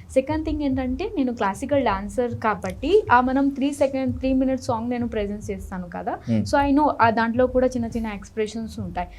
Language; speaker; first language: Telugu; non-native, fluent; Hindi